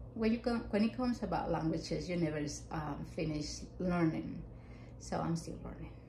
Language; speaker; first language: English; non-native, fluent; Spanish